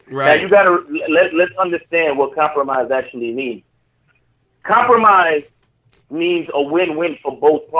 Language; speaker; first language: English; native; English